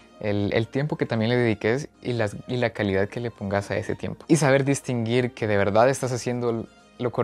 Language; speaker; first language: Spanish; native; Spanish